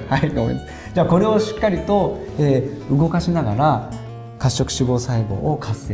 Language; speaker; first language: Japanese; native; Japanese